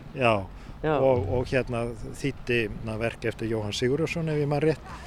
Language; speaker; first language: Icelandic; native; Icelandic